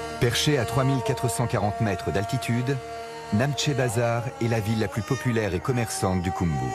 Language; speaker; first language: French; native; French